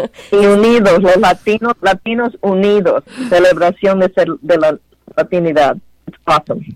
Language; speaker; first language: Spanish; early bilingual, heritage; Spanish